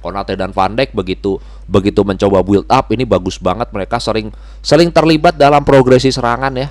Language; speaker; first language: Indonesian; native; Indonesian